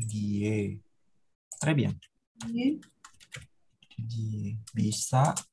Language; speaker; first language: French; non-native, fluent; Indonesian